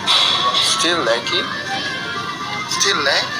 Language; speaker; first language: English; non-native, learner; Korean